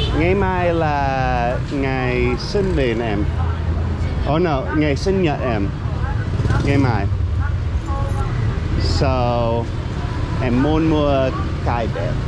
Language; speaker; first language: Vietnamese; non-native, learner; English